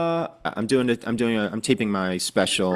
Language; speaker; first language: English; native; English